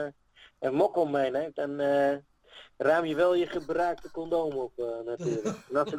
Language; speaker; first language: Dutch; native; Dutch